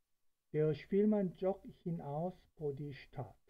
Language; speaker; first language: German; non-native, fluent; Korean